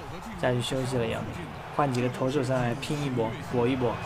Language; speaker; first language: Chinese; native; Chinese